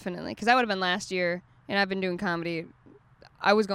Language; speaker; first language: English; native; English